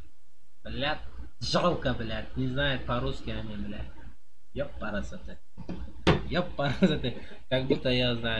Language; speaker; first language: Russian; non-native, learner; Uzbek